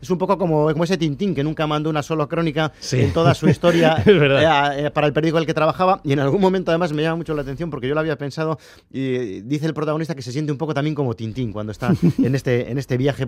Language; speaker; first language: Spanish; native; Spanish